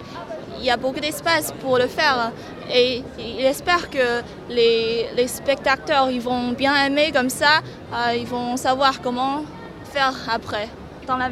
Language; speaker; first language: French; non-native, learner; Chinese